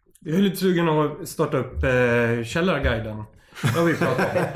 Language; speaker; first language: Swedish; native; Swedish